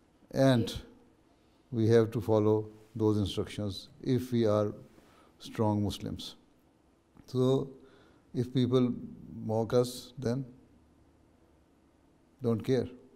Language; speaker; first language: English; non-native, local second language; Urdu